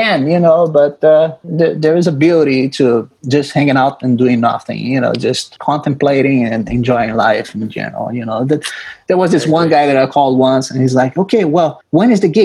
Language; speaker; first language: English; non-native, fluent; Portuguese